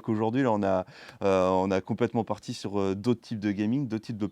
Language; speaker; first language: French; native; French